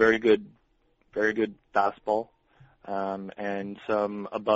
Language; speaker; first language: English; native; English